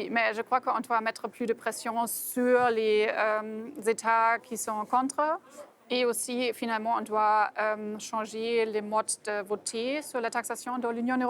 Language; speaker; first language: French; non-native, fluent; German